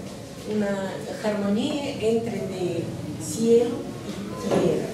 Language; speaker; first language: Spanish; non-native, learner; Russian